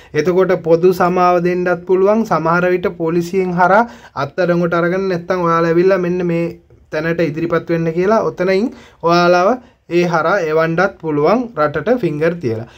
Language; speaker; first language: Sinhala; native; Sinhala